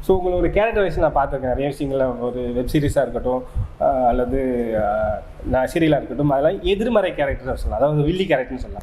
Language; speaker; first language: Tamil; native; Tamil